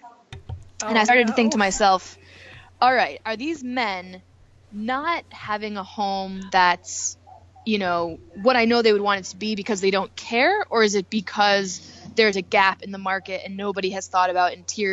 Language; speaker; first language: English; native; English